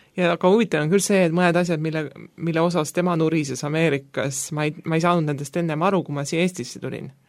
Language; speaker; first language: Estonian; native; Estonian